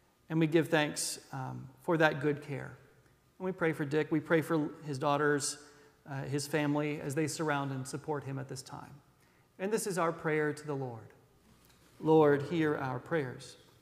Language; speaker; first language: English; native; English